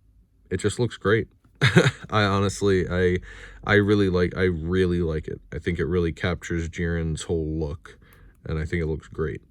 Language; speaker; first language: English; native; English